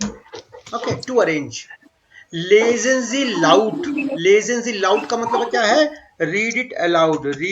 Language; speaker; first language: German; non-native, learner; Hindi